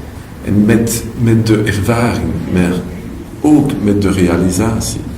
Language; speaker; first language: Dutch; non-native, local second language; French